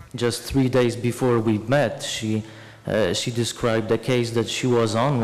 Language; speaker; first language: English; non-native, fluent; Polish